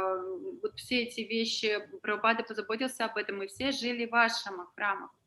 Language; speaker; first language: Russian; native; Russian